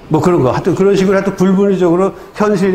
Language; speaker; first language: Korean; native; Korean